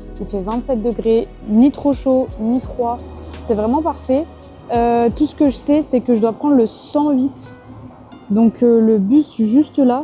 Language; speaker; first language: French; native; French